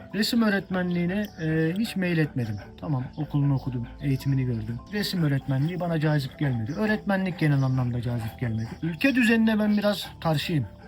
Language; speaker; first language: Turkish; native; Turkish